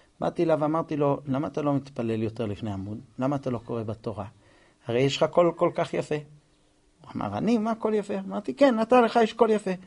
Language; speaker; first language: Hebrew; non-native, fluent; English